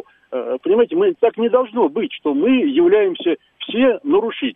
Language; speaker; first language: Russian; native; Russian